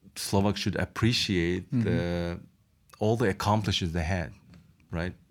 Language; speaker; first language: English; non-native, fluent; Mongolian